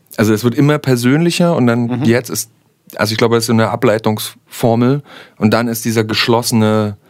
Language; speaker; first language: German; native; German